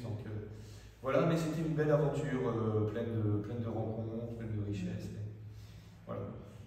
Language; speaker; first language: French; native; French